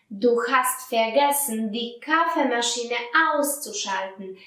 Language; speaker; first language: German; non-native, fluent; Polish